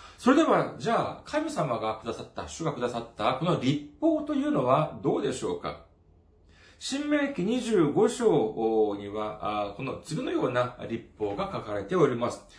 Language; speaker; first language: Japanese; non-native, fluent; Korean